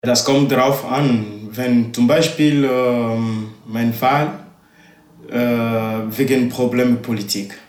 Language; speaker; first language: German; non-native, learner; Ewe